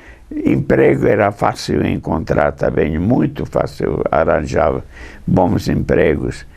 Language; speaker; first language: Portuguese; non-native, fluent; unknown